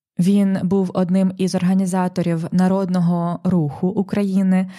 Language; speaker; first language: Ukrainian; native; Ukrainian